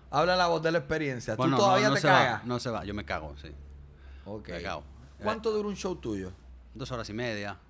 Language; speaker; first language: Spanish; native; Spanish